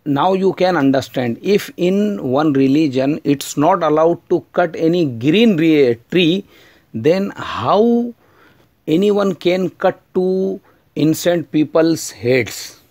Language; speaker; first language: English; non-native, learner; Urdu